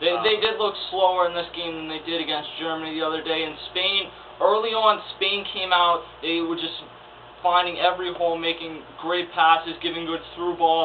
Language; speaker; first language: English; native; English